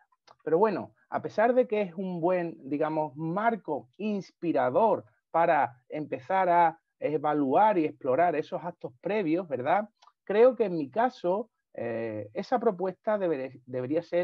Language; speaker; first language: Spanish; native; Spanish